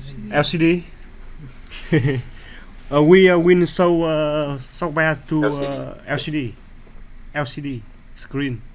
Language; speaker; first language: English; non-native, learner; Vietnamese